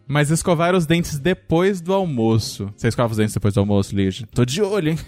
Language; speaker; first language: Portuguese; native; Portuguese